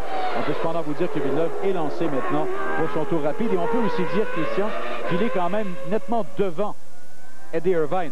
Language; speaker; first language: French; native; French